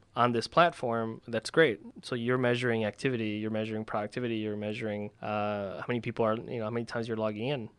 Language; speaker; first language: English; early bilingual, other home language; Spanish